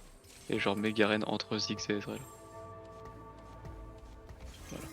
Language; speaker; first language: French; native; French